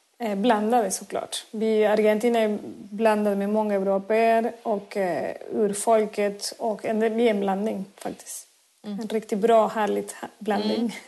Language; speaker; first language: Swedish; non-native, fluent; Spanish